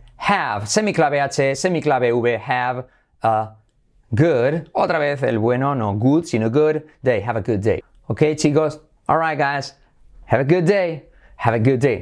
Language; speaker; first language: English; non-native, fluent; Spanish